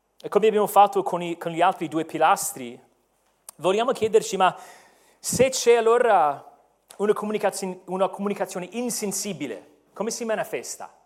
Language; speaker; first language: Italian; non-native, fluent; English